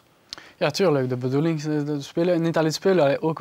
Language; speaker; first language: Dutch; non-native, learner; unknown